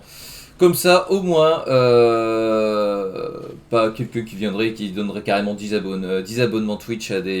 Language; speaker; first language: French; native; French